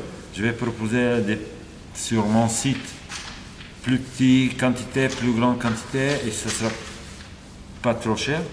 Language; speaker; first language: French; non-native, fluent; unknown